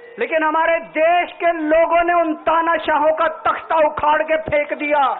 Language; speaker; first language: Hindi; native; Hindi